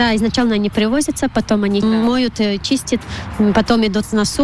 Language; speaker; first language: Russian; non-native, local second language; Latvian